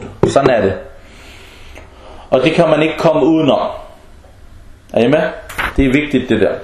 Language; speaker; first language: Danish; non-native, fluent; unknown